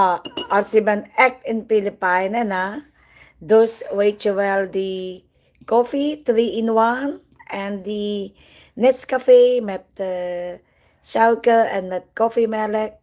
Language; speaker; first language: Dutch; non-native, learner; Filipino